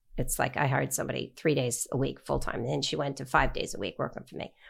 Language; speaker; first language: English; native; English